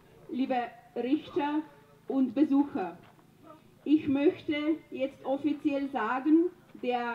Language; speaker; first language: German; non-native, learner; Slovenian